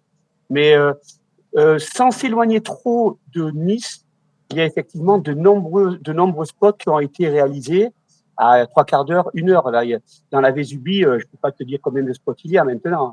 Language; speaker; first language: French; native; French